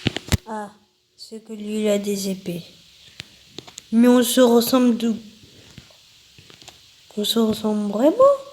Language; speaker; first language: French; native; French